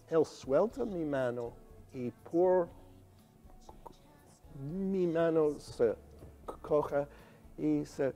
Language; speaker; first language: Spanish; non-native, learner; English